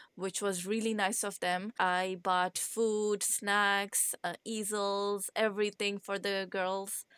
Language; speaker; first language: English; non-native, fluent; Persian